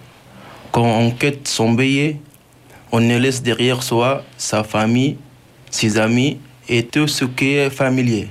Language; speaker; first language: French; non-native, learner; Arabic